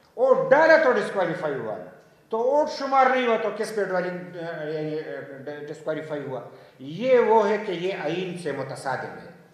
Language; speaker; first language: Urdu; non-native, local second language; Pashto